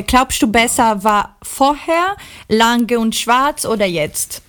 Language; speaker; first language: German; non-native, learner; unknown